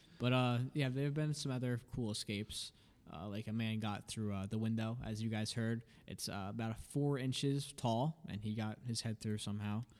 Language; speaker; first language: English; native; English